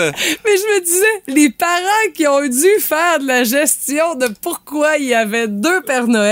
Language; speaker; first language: French; native; French